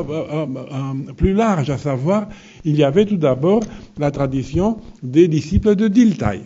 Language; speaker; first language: French; non-native, fluent; Romanian